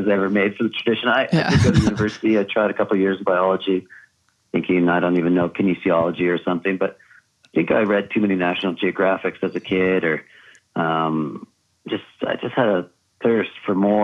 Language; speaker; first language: English; native; English